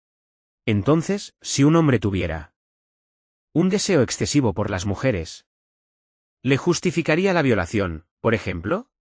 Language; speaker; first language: Spanish; non-native, fluent; Arabic